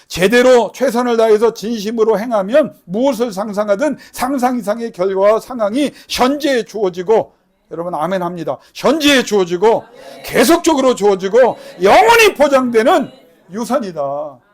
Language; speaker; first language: Korean; native; Korean